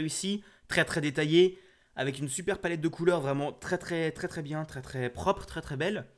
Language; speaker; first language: French; native; French